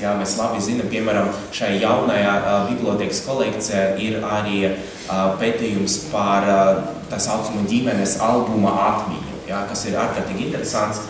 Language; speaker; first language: Latvian; non-native, local second language; Russian